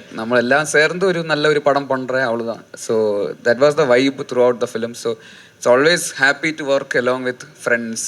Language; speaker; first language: Tamil; non-native, learner; Malayalam